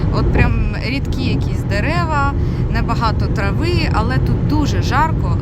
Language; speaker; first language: Ukrainian; non-native, local second language; Russian